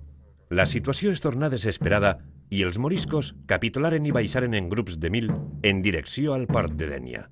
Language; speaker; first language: Catalan; native; Catalan